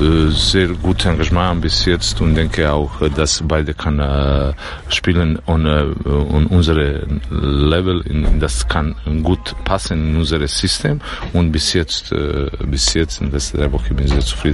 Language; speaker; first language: German; non-native, learner; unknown